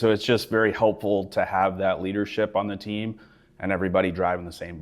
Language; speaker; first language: English; native; English